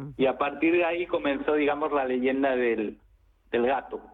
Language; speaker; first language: Spanish; native; Spanish